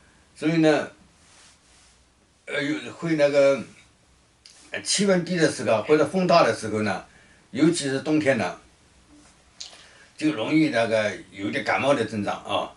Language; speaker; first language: Chinese; native; Chinese